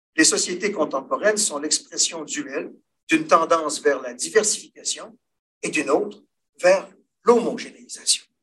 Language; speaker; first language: French; native; French